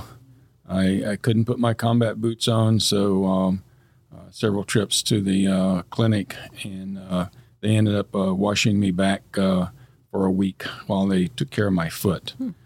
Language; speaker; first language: English; native; English